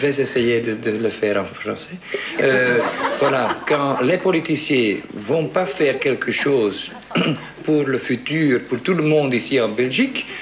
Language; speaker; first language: French; non-native, learner; Dutch